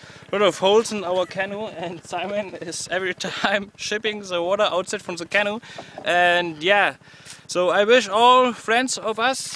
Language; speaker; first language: English; non-native, learner; German